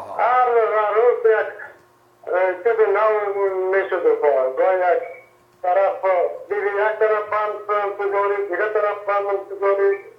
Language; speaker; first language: Persian; native; Persian